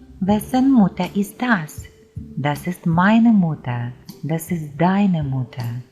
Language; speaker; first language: German; non-native, fluent; Ukrainian